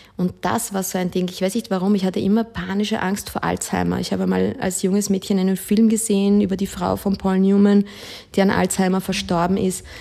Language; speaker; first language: German; early bilingual, other home language; Spanish